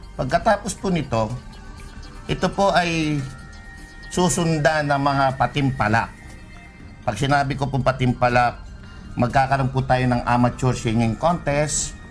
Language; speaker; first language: Filipino; native; Filipino